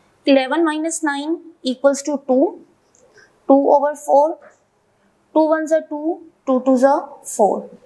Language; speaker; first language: English; non-native, local second language; Urdu